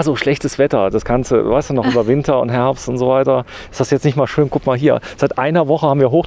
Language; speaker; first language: German; native; German